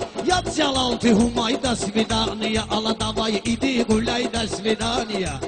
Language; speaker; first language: Russian; non-native, learner; Talysh